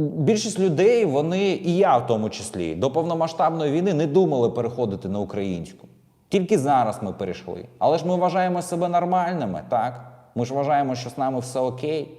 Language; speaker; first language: Ukrainian; non-native, local second language; Russian